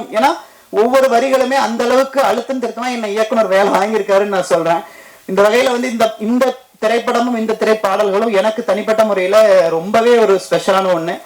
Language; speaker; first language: Tamil; native; Tamil